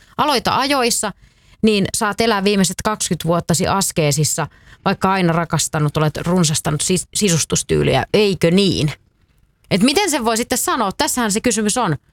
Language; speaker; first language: Finnish; native; Finnish